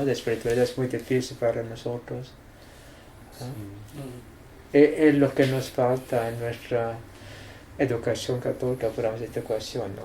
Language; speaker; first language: Spanish; non-native, fluent; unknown